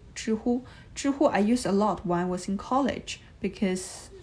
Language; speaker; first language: English; non-native, fluent; Chinese